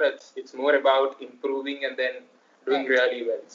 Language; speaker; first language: English; non-native, local second language; Telugu